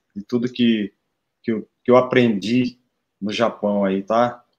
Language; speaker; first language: Portuguese; native; Portuguese